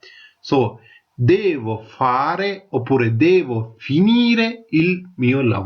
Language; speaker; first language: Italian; non-native, fluent; Tamil